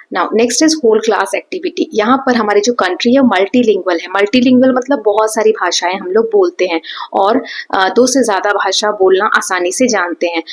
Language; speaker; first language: Hindi; native; Hindi